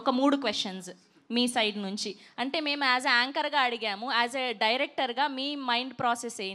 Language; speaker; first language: Telugu; native; Telugu